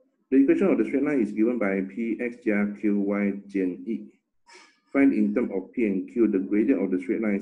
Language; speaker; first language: English; non-native, local second language; Chinese